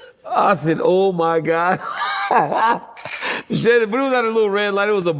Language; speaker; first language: English; native; English